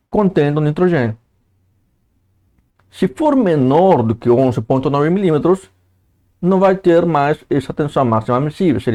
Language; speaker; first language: Portuguese; native; Portuguese